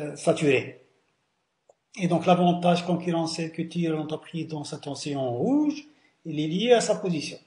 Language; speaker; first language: French; non-native, local second language; Arabic